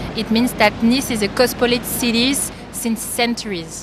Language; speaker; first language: English; non-native, fluent; French